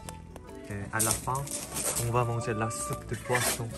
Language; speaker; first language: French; non-native, learner; Korean